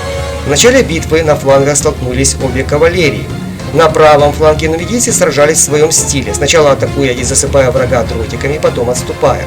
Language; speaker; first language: Russian; native; Russian